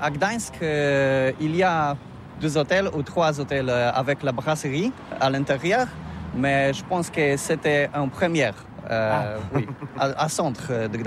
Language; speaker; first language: French; non-native, learner; Polish